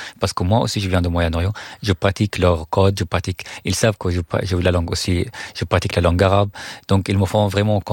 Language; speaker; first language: French; non-native, fluent; Arabic